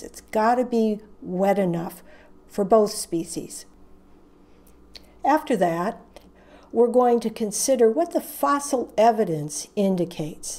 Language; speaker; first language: English; native; English